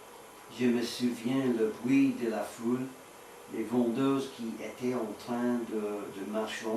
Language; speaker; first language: French; non-native, learner; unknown